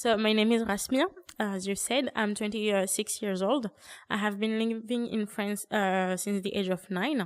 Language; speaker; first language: English; early bilingual, other home language; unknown